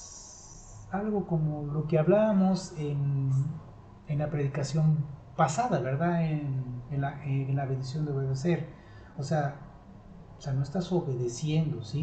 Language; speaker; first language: Spanish; native; Spanish